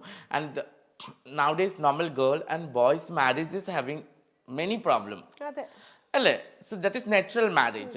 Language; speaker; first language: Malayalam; non-native, fluent; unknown